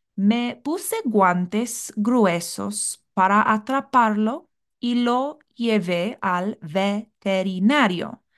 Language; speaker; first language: Spanish; non-native, fluent; English